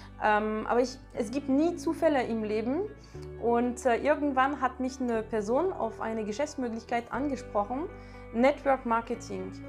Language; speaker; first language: German; non-native, fluent; French